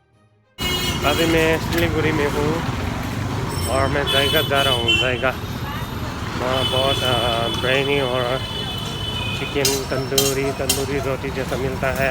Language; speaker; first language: Hindi; non-native, local second language; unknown